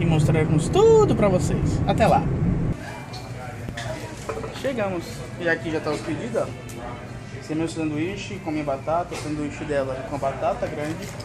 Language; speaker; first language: Portuguese; native; Portuguese